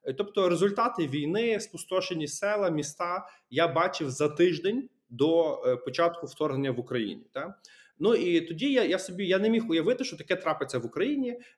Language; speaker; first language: Ukrainian; native; Ukrainian